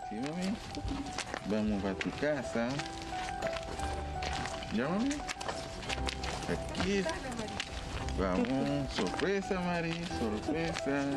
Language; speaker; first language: Spanish; non-native, learner; Haitian Creole